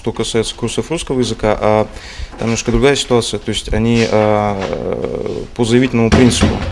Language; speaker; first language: Russian; native; Russian